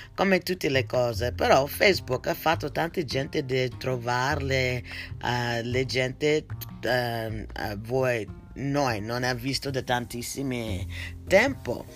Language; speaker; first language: Italian; non-native, learner; English